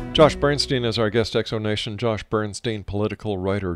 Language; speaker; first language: English; native; English